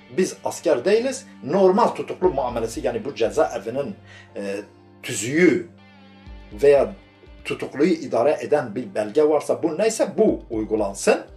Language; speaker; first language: Turkish; non-native, local second language; Kurdish